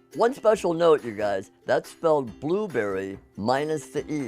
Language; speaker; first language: English; native; English